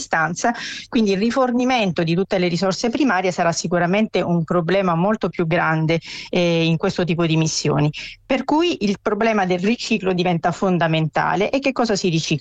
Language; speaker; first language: Italian; native; Italian